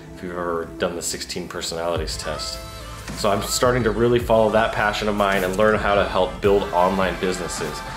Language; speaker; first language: English; native; English